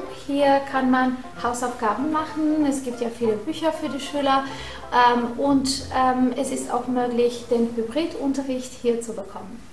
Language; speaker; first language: German; non-native, fluent; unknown